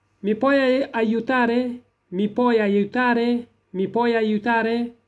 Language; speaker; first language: Italian; non-native, fluent; Persian